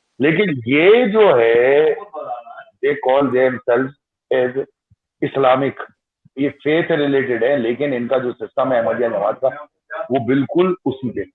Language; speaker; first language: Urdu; non-native, local second language; Sindhi